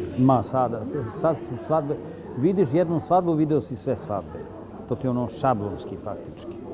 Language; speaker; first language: Serbian; non-native, local second language; Gurani